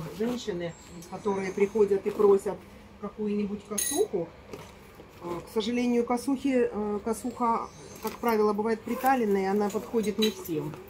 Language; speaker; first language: Russian; native; Russian